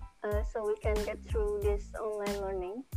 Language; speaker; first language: English; non-native, learner; Indonesian